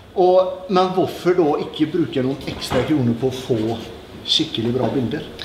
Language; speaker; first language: Norwegian; native; Norwegian